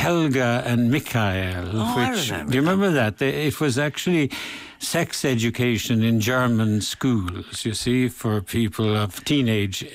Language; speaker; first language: English; native; English